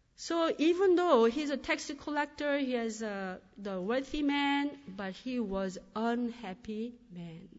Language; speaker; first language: English; non-native, fluent; Korean